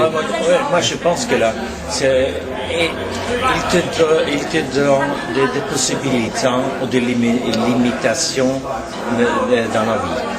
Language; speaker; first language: French; non-native, learner; Norwegian